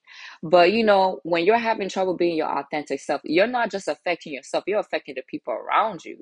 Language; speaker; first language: English; early bilingual, other home language; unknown